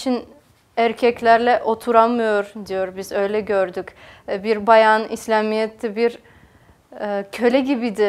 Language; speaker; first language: Turkish; non-native, fluent; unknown